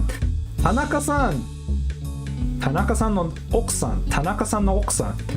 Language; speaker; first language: Japanese; non-native, learner; English